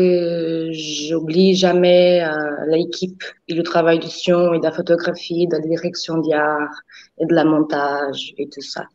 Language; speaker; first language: French; non-native, fluent; Portuguese